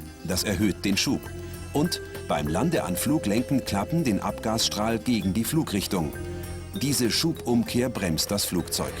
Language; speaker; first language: German; native; German